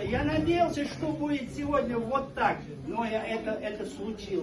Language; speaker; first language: Russian; non-native, local second language; Uzbek